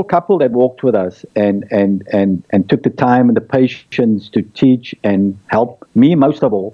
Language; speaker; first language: English; native; English